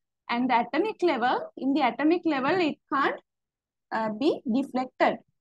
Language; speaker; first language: English; non-native, local second language; Sinhala